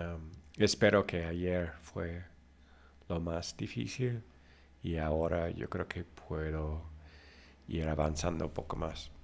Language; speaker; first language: Spanish; non-native, fluent; English